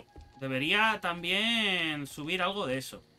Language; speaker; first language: Spanish; native; Spanish